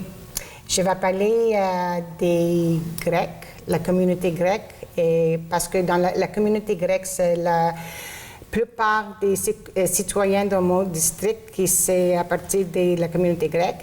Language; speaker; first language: French; non-native, local second language; Greek